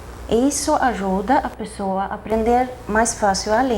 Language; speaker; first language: Portuguese; non-native, fluent; Swedish